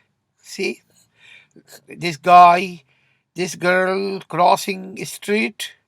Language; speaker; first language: English; non-native, learner; Urdu